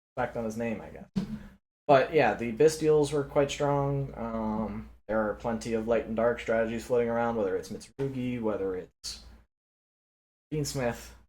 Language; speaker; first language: English; native; English